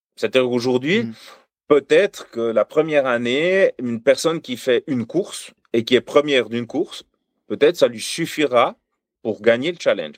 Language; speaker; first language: French; native; French